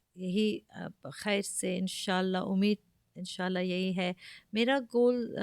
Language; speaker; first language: Urdu; early bilingual, heritage; Urdu